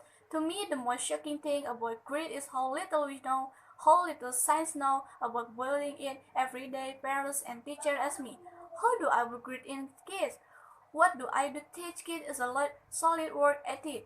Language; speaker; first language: English; non-native, learner; Indonesian